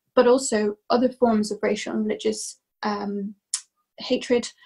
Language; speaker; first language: English; native; English